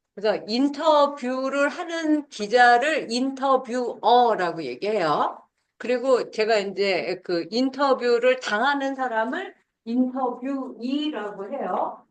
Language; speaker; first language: Korean; native; Korean